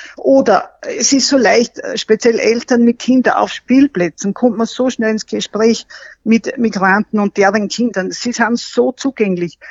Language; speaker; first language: German; native; German